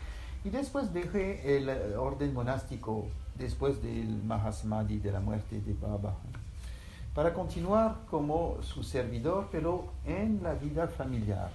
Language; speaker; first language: Spanish; non-native, fluent; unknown